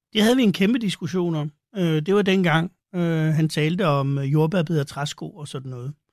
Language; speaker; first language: Danish; native; Danish